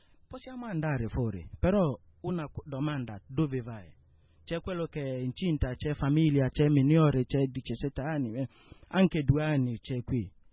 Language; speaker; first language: Italian; non-native, learner; English